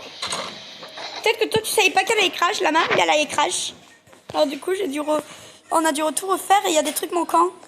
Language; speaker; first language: French; native; French